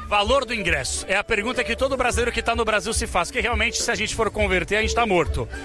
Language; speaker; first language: Portuguese; native; Portuguese